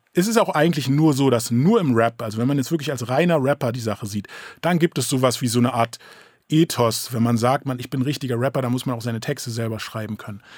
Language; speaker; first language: German; early bilingual, other home language; English